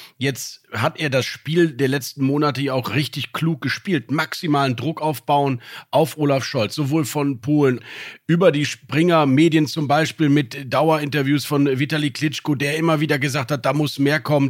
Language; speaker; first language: German; native; German